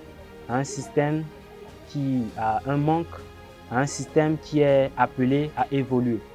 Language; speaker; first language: French; non-native, local second language; Sango